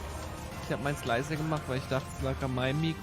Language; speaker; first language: German; native; German